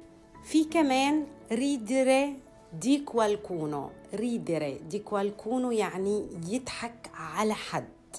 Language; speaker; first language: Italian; non-native, fluent; Arabic